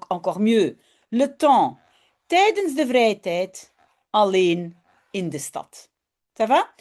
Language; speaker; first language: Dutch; non-native, fluent; French